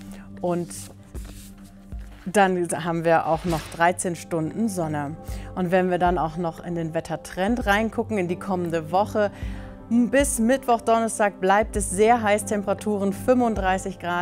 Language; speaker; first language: German; native; German